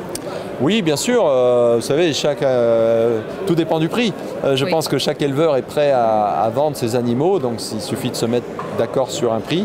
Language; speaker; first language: French; native; French